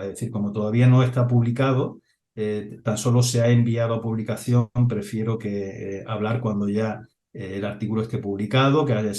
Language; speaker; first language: Spanish; native; Spanish